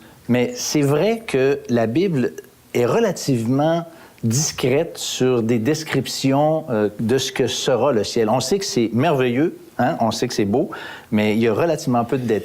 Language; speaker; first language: French; native; French